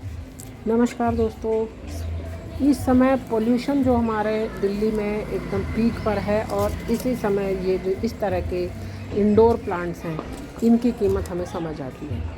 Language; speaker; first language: Hindi; native; Hindi